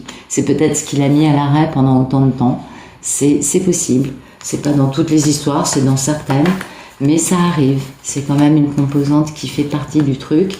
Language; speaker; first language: French; native; French